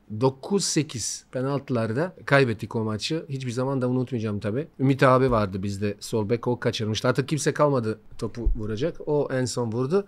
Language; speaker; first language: Turkish; non-native, fluent; Bosnian